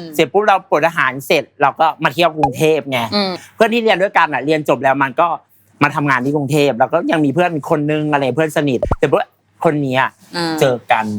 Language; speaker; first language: Thai; native; Thai